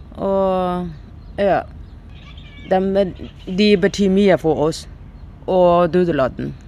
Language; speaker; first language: Norwegian; non-native, learner; Burmese